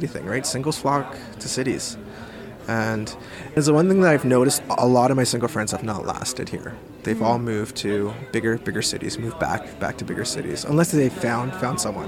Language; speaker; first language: English; native; English